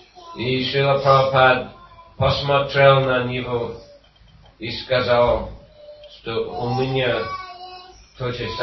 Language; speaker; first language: Russian; non-native, fluent; English